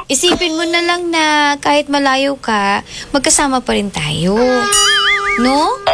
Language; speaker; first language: Filipino; non-native, local second language; Cebuano